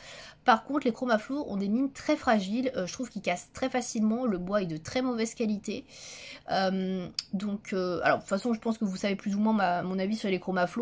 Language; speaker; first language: French; native; French